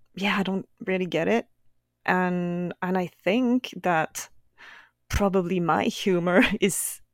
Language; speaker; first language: English; non-native, fluent; French